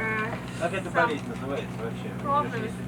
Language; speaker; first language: Russian; native; Russian